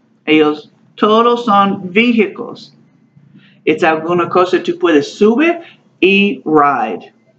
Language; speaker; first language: Spanish; non-native, learner; English